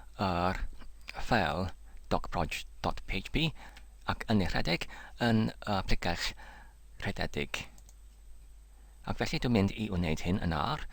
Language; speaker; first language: Welsh; non-native, learner; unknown